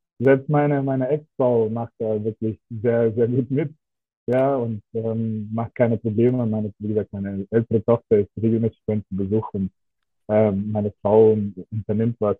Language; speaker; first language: German; non-native, fluent; Russian